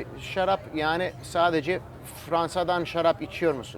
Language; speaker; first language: Turkish; early bilingual, heritage; Turkish